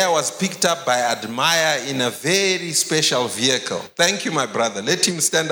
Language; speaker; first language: English; non-native, local second language; Shona